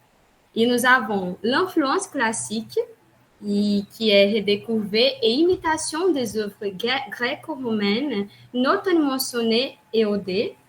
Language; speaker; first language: French; non-native, learner; Portuguese